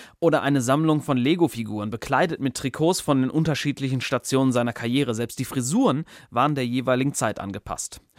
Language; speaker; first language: German; native; German